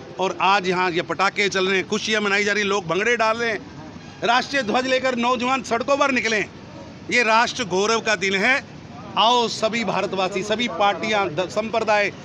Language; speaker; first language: Hindi; non-native, local second language; Punjabi